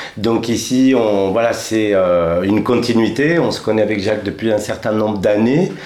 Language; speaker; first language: French; non-native, fluent; Spanish